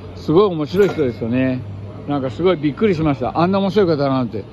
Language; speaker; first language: Japanese; native; Japanese